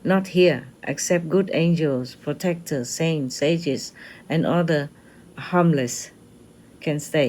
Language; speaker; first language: English; non-native, fluent; Vietnamese